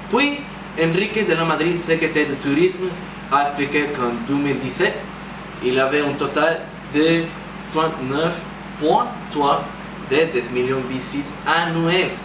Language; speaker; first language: French; non-native, learner; Spanish